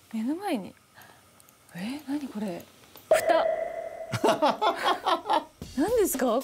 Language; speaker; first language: Japanese; native; Japanese